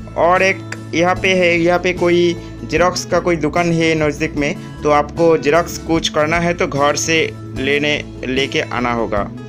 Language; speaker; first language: Hindi; non-native, local second language; Odia